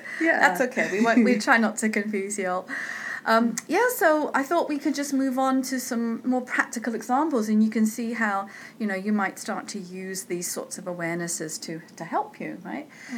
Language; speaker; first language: English; native; English